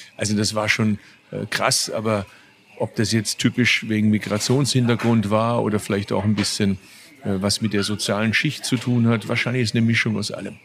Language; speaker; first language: German; early bilingual, other home language; Turkish